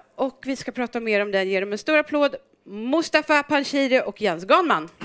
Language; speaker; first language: Swedish; native; Swedish